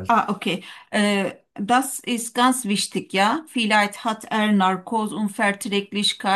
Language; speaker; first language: German; non-native, learner; Turkish